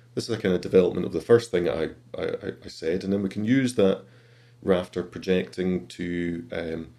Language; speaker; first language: English; native; English